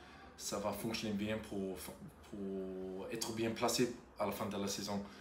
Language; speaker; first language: French; non-native, fluent; English